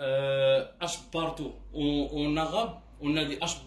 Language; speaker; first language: French; non-native, learner; Arabic